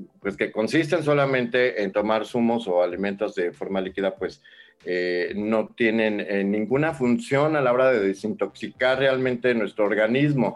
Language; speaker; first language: Spanish; native; Spanish